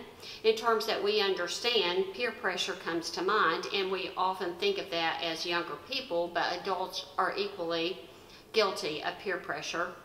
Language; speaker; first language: English; native; English